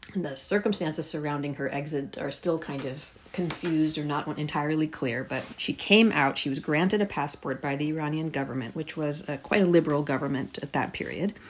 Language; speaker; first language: English; early bilingual, heritage; Persian